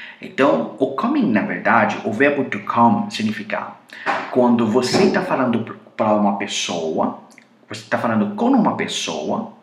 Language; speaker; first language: Portuguese; non-native, fluent; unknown